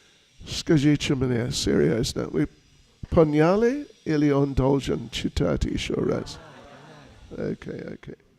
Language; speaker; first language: Russian; non-native, learner; English